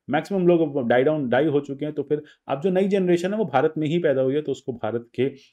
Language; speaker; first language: Hindi; native; Hindi